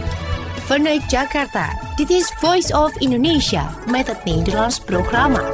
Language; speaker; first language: Dutch; non-native, fluent; Indonesian